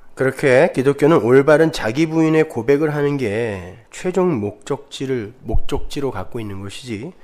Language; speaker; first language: Korean; native; Korean